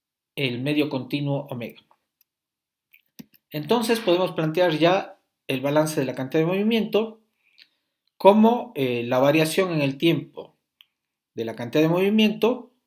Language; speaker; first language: Spanish; native; Spanish